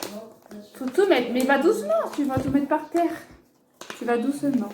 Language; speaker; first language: French; native; French